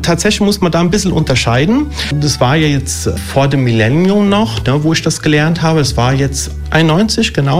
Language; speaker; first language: German; early bilingual, other home language; Italian